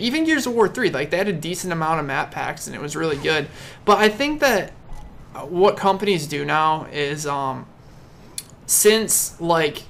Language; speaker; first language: English; native; English